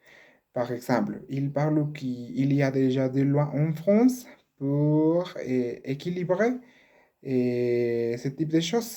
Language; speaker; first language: French; non-native, learner; Spanish